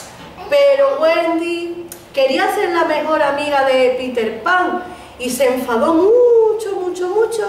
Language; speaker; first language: Spanish; native; Spanish